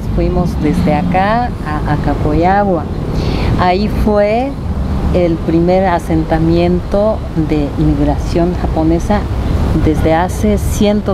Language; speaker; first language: Spanish; non-native, fluent; Japanese